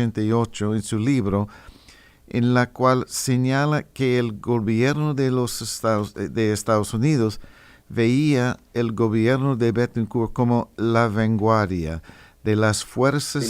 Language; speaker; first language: Spanish; non-native, fluent; English